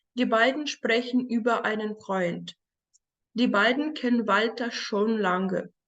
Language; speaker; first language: German; non-native, fluent; Ukrainian